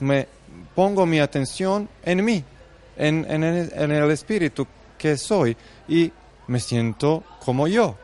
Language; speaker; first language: Spanish; non-native, fluent; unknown